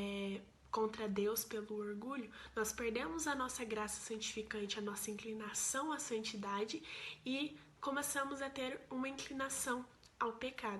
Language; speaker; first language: Portuguese; native; Portuguese